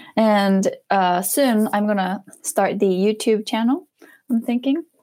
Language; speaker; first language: English; non-native, fluent; Japanese